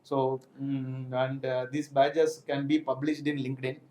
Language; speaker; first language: English; non-native, local second language; Tamil